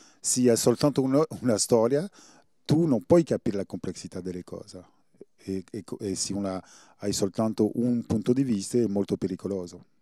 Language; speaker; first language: Italian; non-native, fluent; French